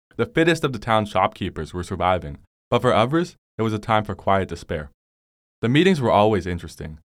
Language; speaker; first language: English; native; English